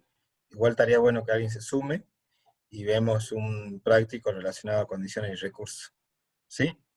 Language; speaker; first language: Spanish; native; Spanish